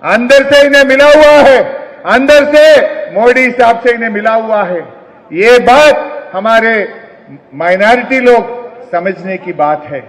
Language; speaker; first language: Hindi; non-native, local second language; Telugu